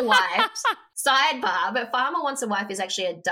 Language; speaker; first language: English; native; English